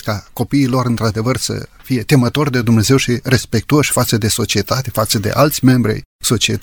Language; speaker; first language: Romanian; native; Romanian